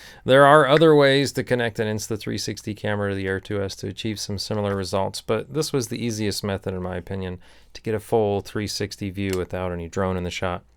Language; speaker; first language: English; native; English